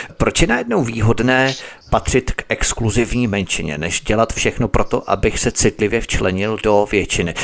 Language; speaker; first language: Czech; native; Czech